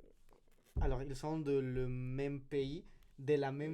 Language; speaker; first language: French; non-native, learner; Spanish